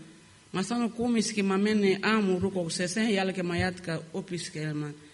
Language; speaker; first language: Finnish; non-native, learner; Lingala